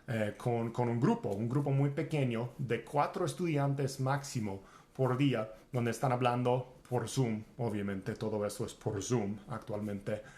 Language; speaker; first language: Spanish; non-native, fluent; English